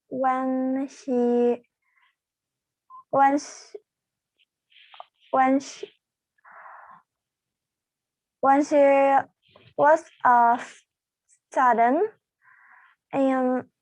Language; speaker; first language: English; non-native, learner; Indonesian